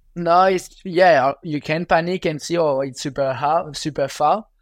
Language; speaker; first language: English; non-native, learner; French